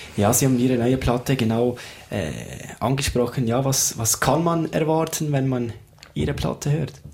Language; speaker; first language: German; native; German